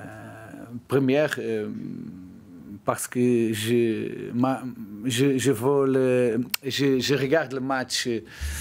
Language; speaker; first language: French; non-native, learner; Portuguese